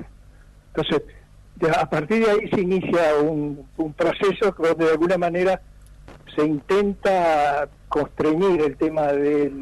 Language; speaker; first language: Spanish; native; Spanish